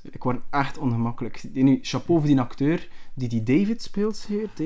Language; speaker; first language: Dutch; native; Dutch